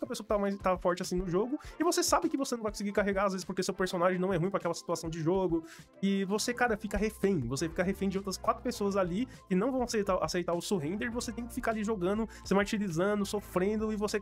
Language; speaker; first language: Portuguese; native; Portuguese